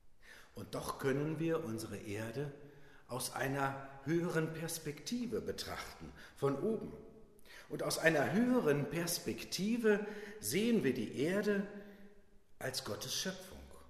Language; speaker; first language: German; native; German